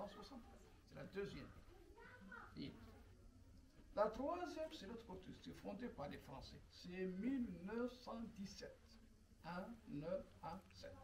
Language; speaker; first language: French; non-native, local second language; Arabic